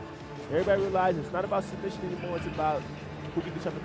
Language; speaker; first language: English; native; English